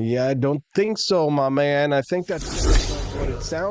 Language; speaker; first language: English; native; English